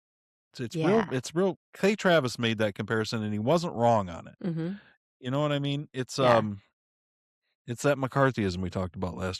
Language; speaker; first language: English; native; English